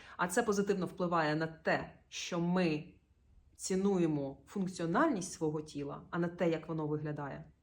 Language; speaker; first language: Ukrainian; native; Ukrainian